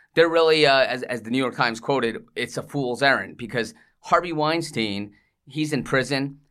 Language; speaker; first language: English; native; English